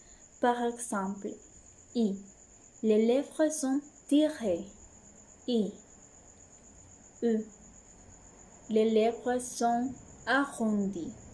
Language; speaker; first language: French; non-native, learner; Spanish